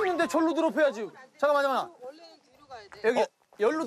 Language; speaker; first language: Korean; native; Korean